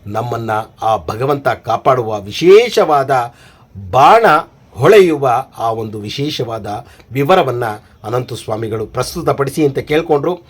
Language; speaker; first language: Kannada; native; Kannada